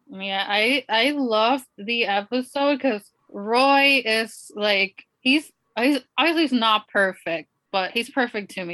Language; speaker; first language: English; non-native, local second language; Spanish